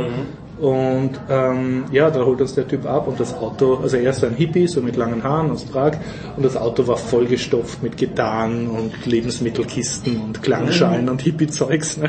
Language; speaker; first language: German; native; German